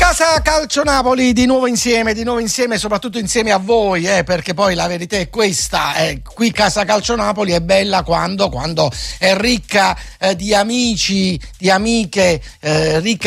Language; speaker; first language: Italian; native; Italian